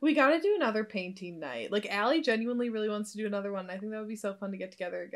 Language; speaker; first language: English; native; English